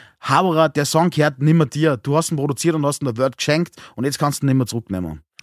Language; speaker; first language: German; native; German